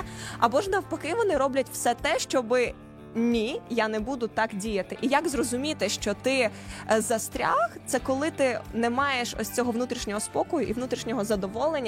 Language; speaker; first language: Ukrainian; native; Ukrainian